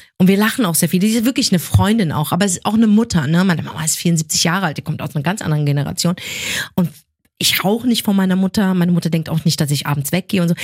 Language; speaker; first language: German; early bilingual, other home language; Arabic